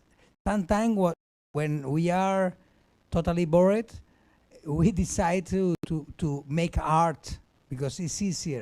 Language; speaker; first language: English; non-native, learner; Spanish